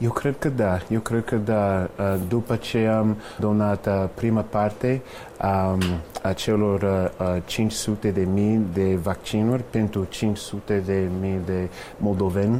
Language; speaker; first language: Romanian; non-native, fluent; English